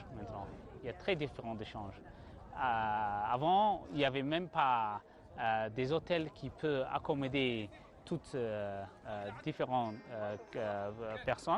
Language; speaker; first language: French; non-native, learner; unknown